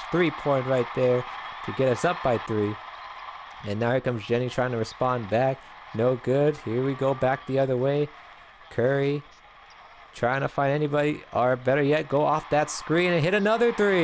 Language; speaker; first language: English; native; English